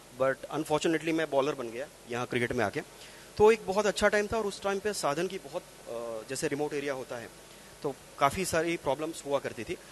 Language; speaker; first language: Hindi; non-native, local second language; Gujarati